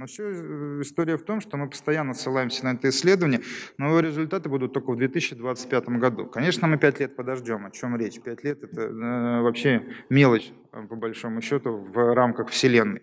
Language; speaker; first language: Russian; native; Russian